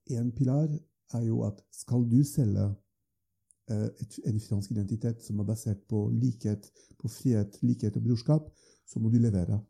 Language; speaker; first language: Norwegian; non-native, fluent; French